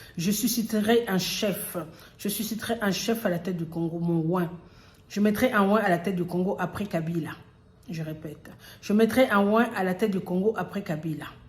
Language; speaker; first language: French; early bilingual, other home language; Lingala